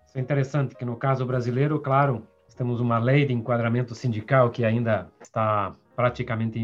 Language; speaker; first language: Spanish; non-native, fluent; Portuguese